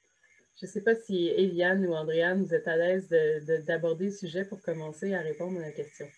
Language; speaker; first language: French; native; French